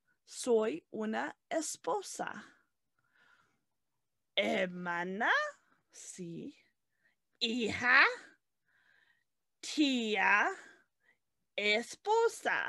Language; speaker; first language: Spanish; non-native, learner; English